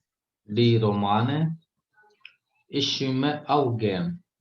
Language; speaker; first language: German; non-native, fluent; Hindi